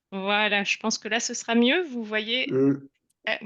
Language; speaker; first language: French; native; French